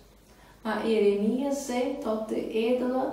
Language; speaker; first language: Dutch; non-native, fluent; Portuguese